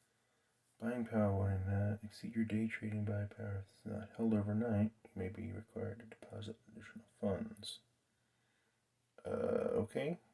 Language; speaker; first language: English; native; English